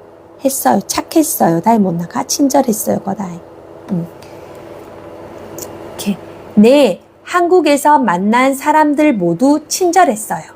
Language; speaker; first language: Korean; non-native, fluent; Thai